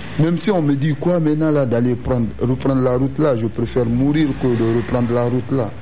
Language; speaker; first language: French; non-native, local second language; Susu